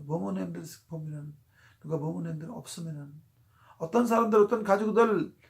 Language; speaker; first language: Korean; non-native, fluent; Urdu